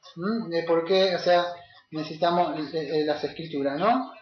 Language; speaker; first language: Spanish; native; Spanish